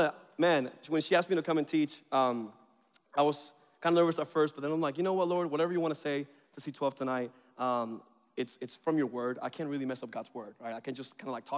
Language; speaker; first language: English; early bilingual, other home language; Spanish